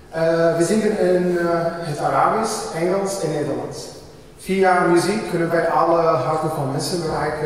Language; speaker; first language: Dutch; non-native, learner; Arabic